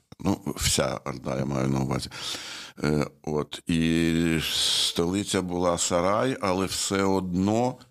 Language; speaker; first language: Ukrainian; native; Ukrainian